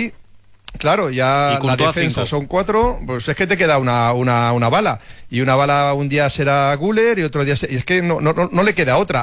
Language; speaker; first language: Spanish; native; Spanish